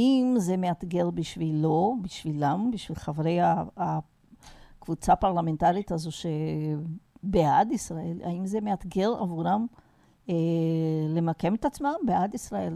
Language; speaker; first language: Hebrew; non-native, fluent; Portuguese